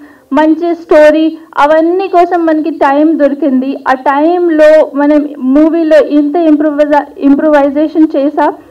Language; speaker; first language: Telugu; non-native, local second language; Hindi